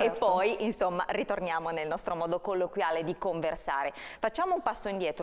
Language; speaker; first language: Italian; native; Italian